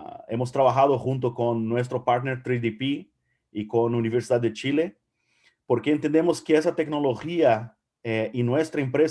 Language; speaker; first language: Spanish; non-native, fluent; Portuguese